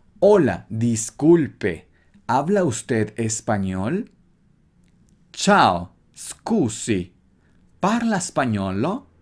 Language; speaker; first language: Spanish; native; Spanish